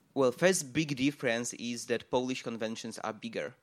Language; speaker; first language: English; non-native, fluent; Polish